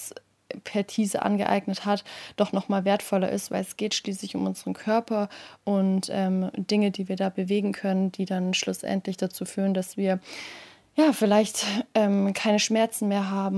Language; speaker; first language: German; native; German